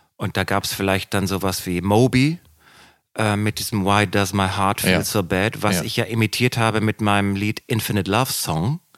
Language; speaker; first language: German; native; German